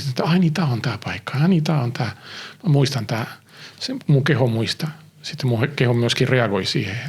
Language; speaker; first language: Finnish; early bilingual, heritage; Finnish